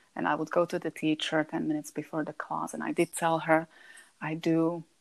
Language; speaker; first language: English; non-native, fluent; Slovak